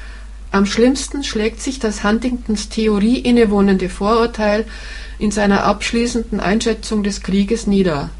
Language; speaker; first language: German; native; German